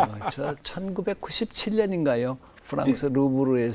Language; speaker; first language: Korean; native; Korean